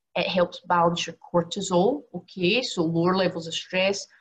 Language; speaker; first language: English; native; English